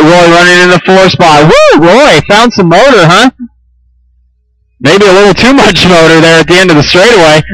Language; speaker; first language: English; native; English